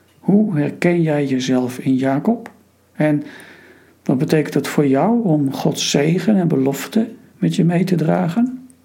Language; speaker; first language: Dutch; native; Dutch